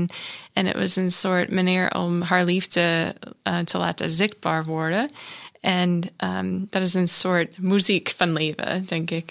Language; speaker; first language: Dutch; non-native, learner; English